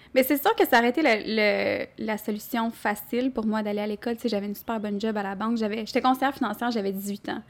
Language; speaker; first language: French; native; French